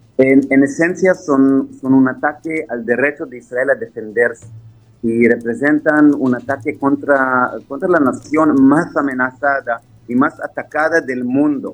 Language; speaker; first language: Spanish; non-native, fluent; Hebrew